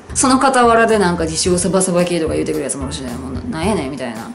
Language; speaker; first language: Japanese; native; Japanese